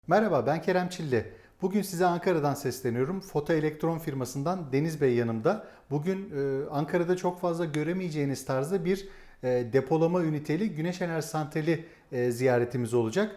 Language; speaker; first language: Turkish; native; Turkish